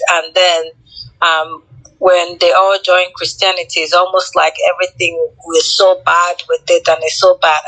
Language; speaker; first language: English; non-native, local second language; Igbo